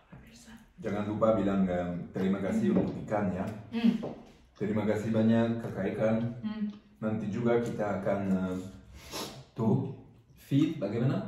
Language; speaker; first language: Indonesian; non-native, learner; French